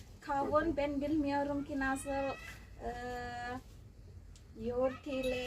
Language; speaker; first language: Turkish; non-native, learner; Indonesian